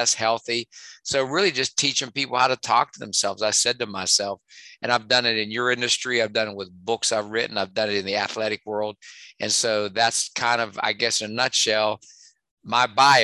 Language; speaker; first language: English; native; English